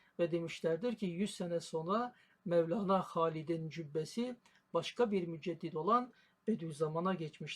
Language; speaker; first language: Turkish; native; Turkish